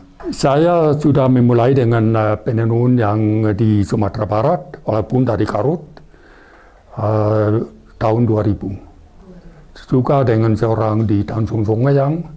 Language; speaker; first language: Indonesian; non-native, learner; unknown